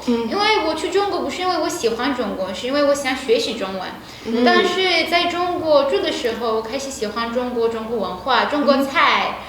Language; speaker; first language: Chinese; non-native, fluent; Persian